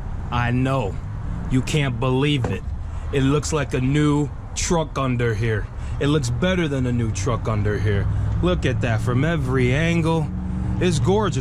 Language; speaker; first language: English; native; English